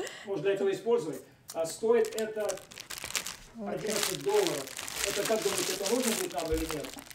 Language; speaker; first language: Russian; native; Russian